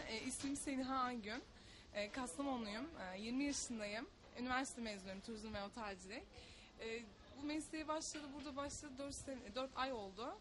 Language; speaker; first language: Turkish; native; Turkish